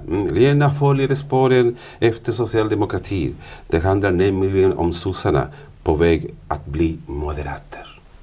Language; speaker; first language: Swedish; non-native, fluent; Spanish